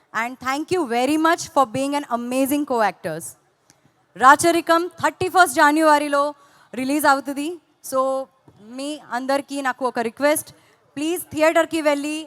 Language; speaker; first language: Telugu; non-native, fluent; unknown